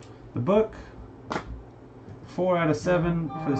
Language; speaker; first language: English; native; English